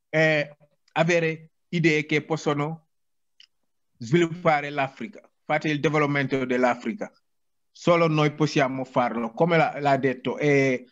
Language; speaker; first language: Italian; non-native, learner; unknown